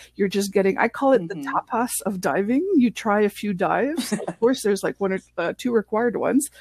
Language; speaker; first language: English; non-native, fluent; French